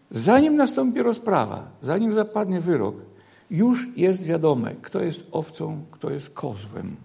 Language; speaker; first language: Polish; native; Polish